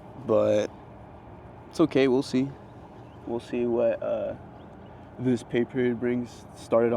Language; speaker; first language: English; native; English